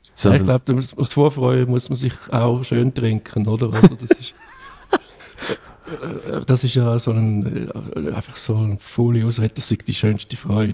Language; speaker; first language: German; native; German